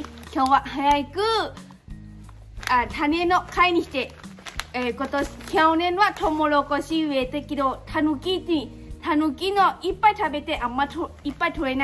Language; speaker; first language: Japanese; non-native, local second language; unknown